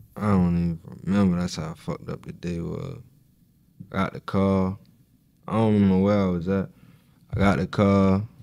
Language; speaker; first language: English; native; English